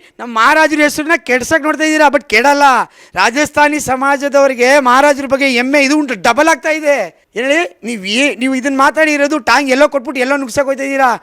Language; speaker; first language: Kannada; non-native, local second language; Marwari